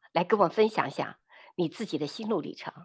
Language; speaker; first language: Chinese; native; Chinese